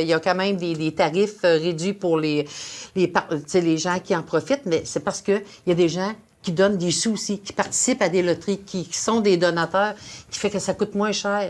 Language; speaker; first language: French; native; French